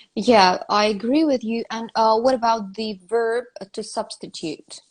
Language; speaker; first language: English; non-native, fluent; Russian